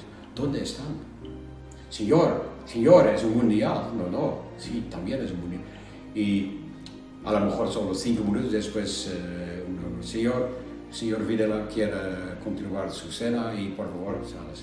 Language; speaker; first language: Spanish; non-native, learner; Dutch